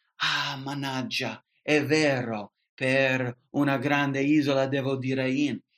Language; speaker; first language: Italian; non-native, fluent; English